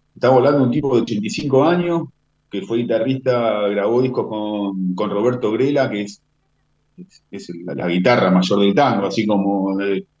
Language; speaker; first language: Spanish; native; Spanish